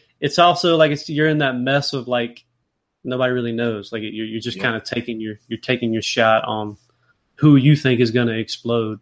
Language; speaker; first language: English; native; English